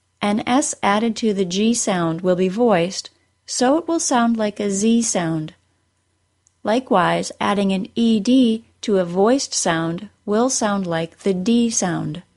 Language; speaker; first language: English; native; English